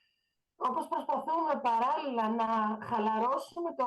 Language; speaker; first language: Greek; native; Greek